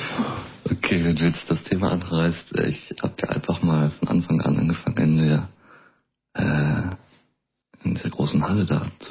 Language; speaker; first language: German; native; German